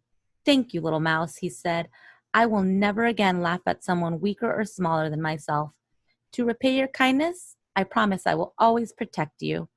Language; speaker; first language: English; native; English